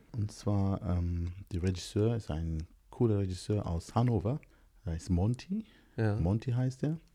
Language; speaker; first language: German; non-native, fluent; English